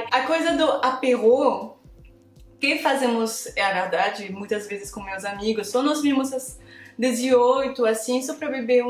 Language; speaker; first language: Portuguese; non-native, fluent; French